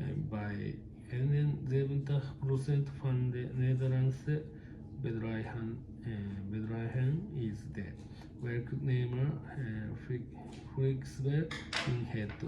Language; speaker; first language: Dutch; non-native, learner; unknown